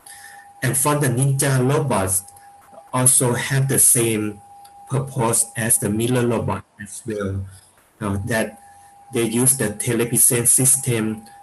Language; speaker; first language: English; non-native, fluent; Thai